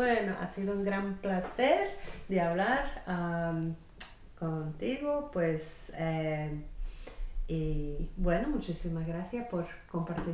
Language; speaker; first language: Spanish; non-native, fluent; English